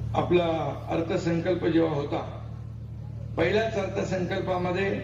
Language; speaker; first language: Hindi; non-native, local second language; Marathi